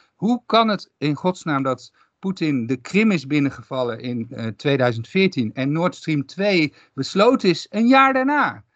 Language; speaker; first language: Dutch; native; Dutch